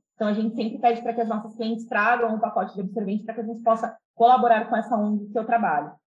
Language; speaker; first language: Portuguese; native; Portuguese